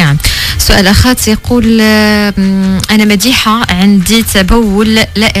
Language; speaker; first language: Arabic; native; Arabic